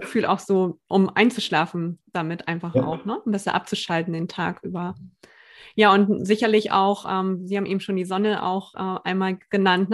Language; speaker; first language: German; native; German